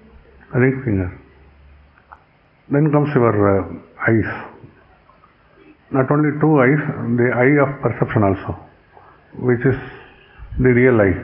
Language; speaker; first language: English; non-native, local second language; Kannada